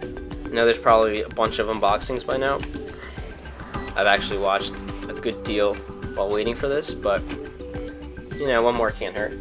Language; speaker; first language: English; native; English